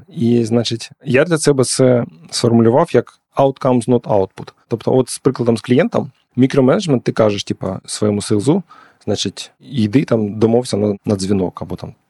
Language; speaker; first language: Ukrainian; non-native, local second language; Russian